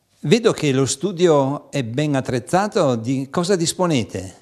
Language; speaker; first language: Italian; native; Italian